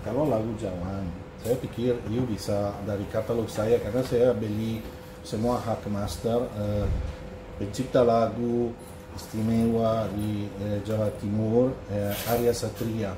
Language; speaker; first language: Indonesian; non-native, learner; English